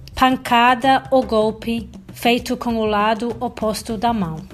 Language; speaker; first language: Portuguese; non-native, fluent; English